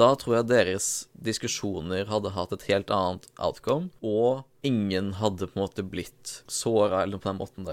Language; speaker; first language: Norwegian; native; Norwegian